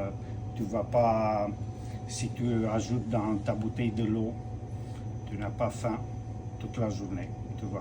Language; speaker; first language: French; non-native, fluent; Romanian